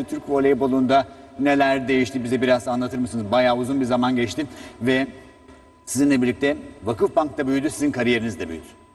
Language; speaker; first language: Turkish; native; Turkish